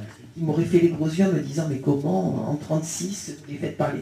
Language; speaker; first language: French; early bilingual, other home language; Spanish